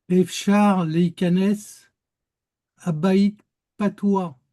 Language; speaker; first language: Hebrew; non-native, learner; French